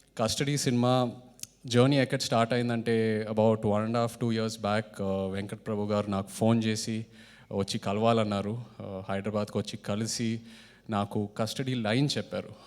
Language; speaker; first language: Telugu; native; Telugu